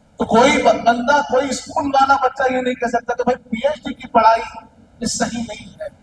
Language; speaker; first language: Urdu; native; Urdu